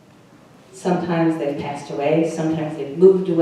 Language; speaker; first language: English; native; English